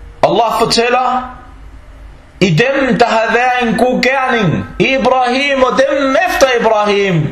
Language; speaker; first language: Danish; early bilingual, other home language; Arabic